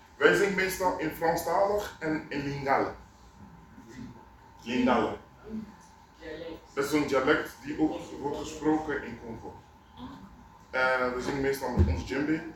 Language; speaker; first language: Dutch; non-native, local second language; Lingala